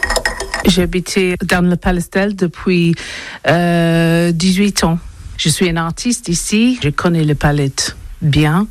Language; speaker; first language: French; non-native, learner; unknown